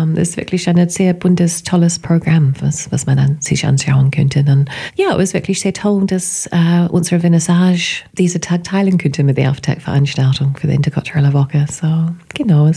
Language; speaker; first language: German; non-native, fluent; English